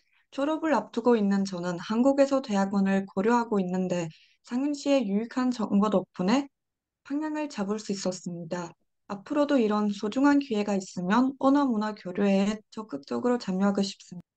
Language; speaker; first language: Korean; non-native, fluent; Turkish